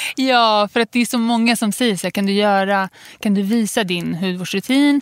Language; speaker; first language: Swedish; early bilingual, other home language; Kurdish